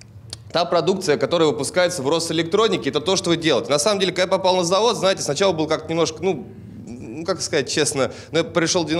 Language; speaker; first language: Russian; native; Russian